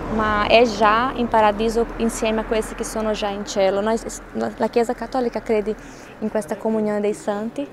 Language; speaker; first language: Italian; non-native, fluent; Portuguese